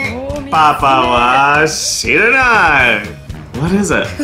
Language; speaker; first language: Japanese; non-native, learner; English